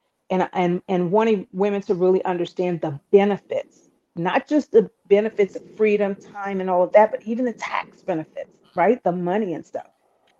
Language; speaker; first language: English; native; English